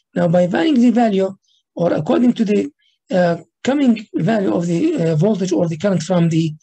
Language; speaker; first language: English; non-native, fluent; Arabic